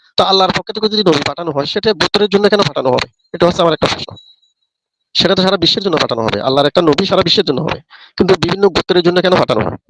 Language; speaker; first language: Bangla; native; Bangla